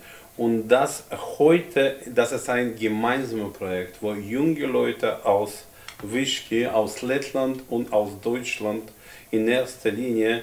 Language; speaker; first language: German; non-native, fluent; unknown